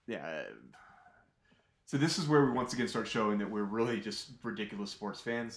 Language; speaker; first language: English; native; English